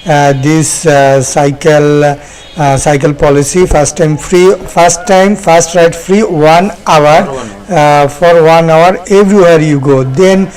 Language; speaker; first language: English; non-native, learner; Bangla